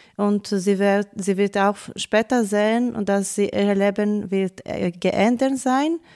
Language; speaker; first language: German; non-native, learner; Greek